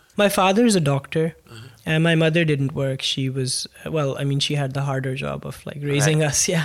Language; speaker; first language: English; non-native, local second language; Punjabi